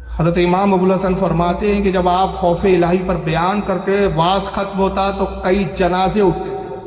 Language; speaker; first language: Urdu; native; Urdu